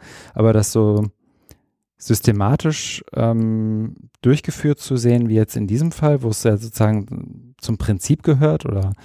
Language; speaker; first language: German; native; German